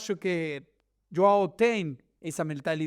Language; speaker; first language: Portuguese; non-native, learner; Spanish